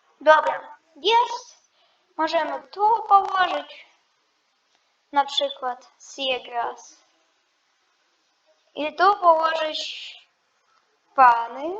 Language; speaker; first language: Polish; non-native, learner; Ukrainian